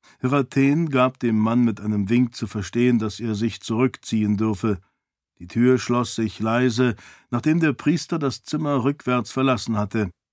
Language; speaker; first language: German; native; German